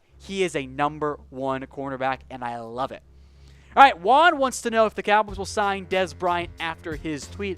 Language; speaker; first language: English; native; English